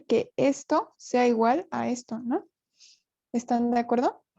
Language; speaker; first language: Spanish; native; Spanish